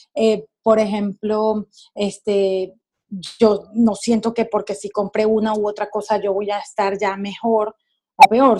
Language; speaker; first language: Spanish; native; Spanish